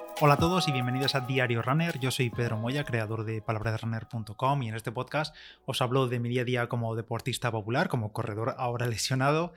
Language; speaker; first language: Spanish; native; Spanish